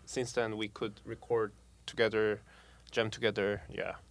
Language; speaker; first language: English; non-native, fluent; Korean